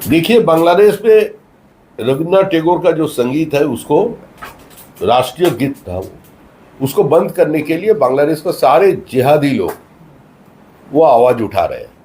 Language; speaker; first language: Hindi; non-native, local second language; Bangla